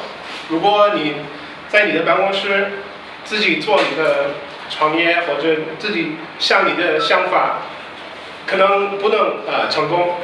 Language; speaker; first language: Chinese; non-native, fluent; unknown